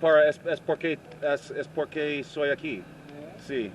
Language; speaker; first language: Spanish; non-native, learner; English